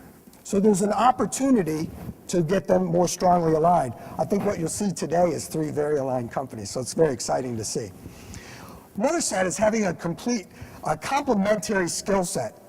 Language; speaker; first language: English; native; English